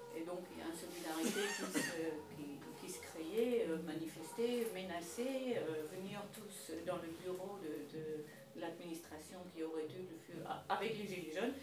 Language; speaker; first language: French; non-native, fluent; Dutch